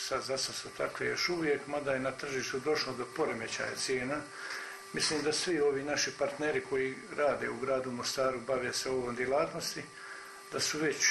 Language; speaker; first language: Croatian; native; Croatian